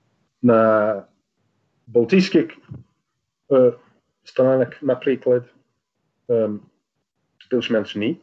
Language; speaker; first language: Ukrainian; non-native, learner; English